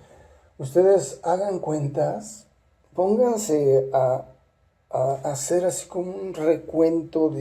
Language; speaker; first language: Spanish; native; Spanish